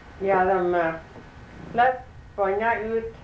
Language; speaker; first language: Norwegian; early bilingual, heritage; Norwegian